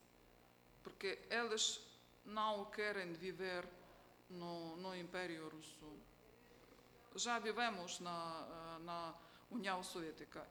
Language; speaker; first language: Portuguese; non-native, fluent; Ukrainian